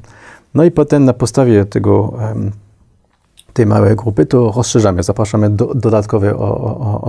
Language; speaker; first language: Polish; non-native, fluent; French